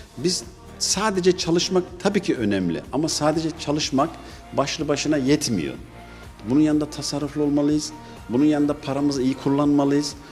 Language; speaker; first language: Turkish; early bilingual, heritage; Turkish